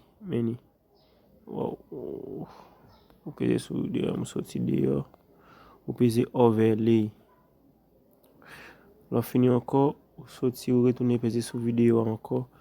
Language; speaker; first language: French; non-native, learner; Haitian Creole